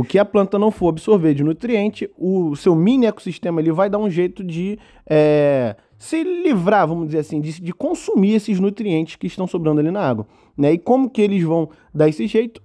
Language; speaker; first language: Portuguese; native; Portuguese